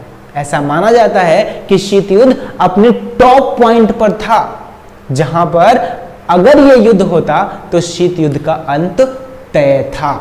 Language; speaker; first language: Hindi; native; Hindi